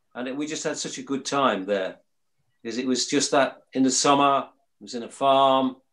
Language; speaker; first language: English; native; English